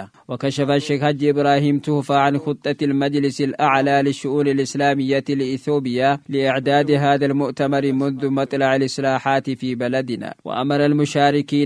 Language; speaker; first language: Arabic; non-native, fluent; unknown